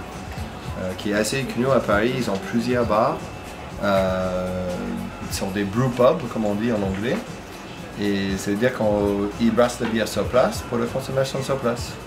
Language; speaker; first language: French; non-native, fluent; English